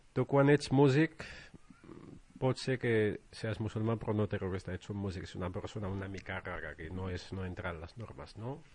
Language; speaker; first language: Catalan; non-native, fluent; Arabic